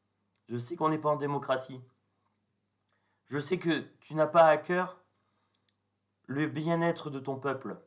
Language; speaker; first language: French; native; French